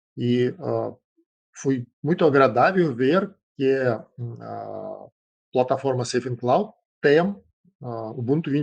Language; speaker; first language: Portuguese; non-native, fluent; Russian